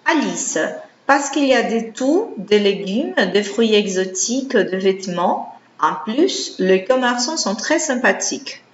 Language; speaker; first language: French; non-native, fluent; Portuguese